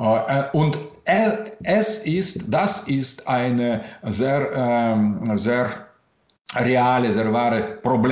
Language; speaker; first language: German; non-native, learner; Russian